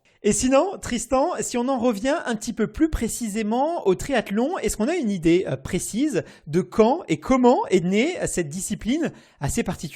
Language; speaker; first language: French; native; French